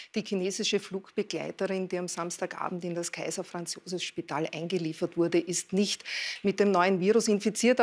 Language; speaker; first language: German; native; German